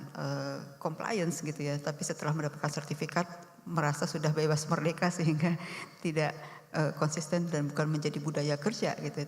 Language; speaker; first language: Indonesian; native; Indonesian